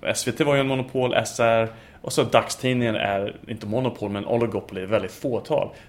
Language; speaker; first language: Swedish; non-native, fluent; English